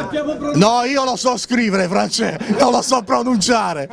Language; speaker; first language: Italian; native; Italian